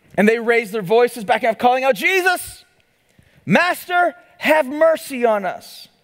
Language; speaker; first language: English; native; English